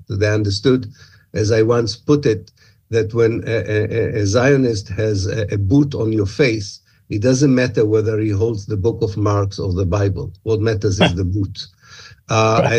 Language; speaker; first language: English; non-native, fluent; Hebrew